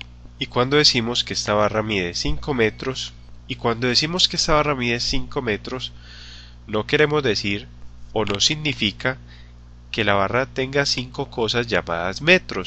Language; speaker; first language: Spanish; native; Spanish